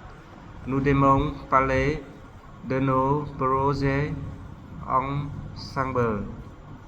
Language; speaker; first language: French; non-native, learner; Vietnamese